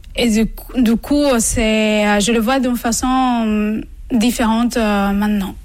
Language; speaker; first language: French; non-native, fluent; Spanish